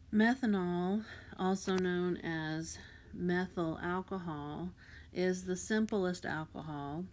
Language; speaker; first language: English; native; English